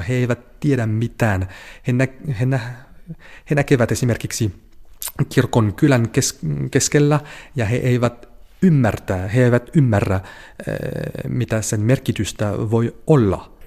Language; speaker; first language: Finnish; non-native, fluent; French